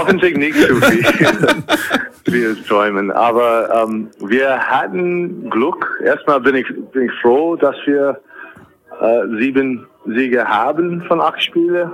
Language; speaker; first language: German; non-native, fluent; English